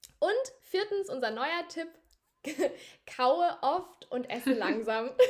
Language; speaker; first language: German; native; German